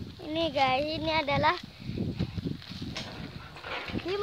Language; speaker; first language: Indonesian; non-native, local second language; Javanese